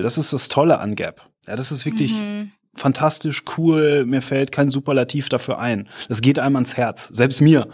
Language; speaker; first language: German; native; German